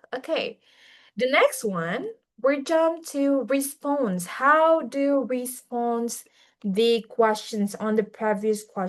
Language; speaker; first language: English; non-native, fluent; Indonesian